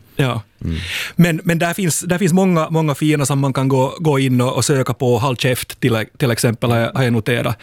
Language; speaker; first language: Swedish; native; Swedish